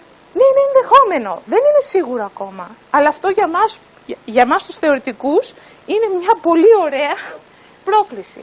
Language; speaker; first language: Greek; native; Greek